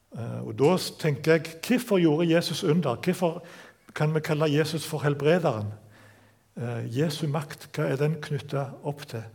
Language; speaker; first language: Norwegian; native; Norwegian